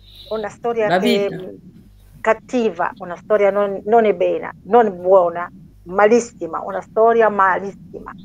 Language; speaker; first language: Italian; non-native, learner; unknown